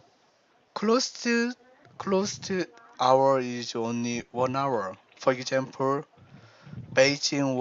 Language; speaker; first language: English; non-native, learner; Korean